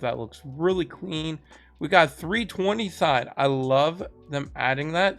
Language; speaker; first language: English; native; English